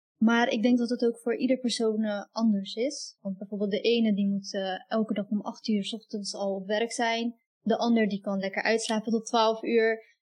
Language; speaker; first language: Dutch; early bilingual, other home language; Arabic